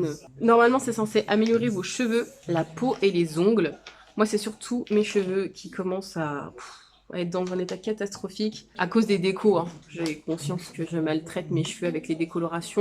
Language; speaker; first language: French; native; French